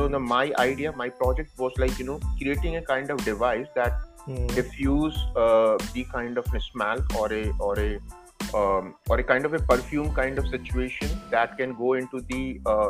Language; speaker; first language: English; non-native, local second language; Hindi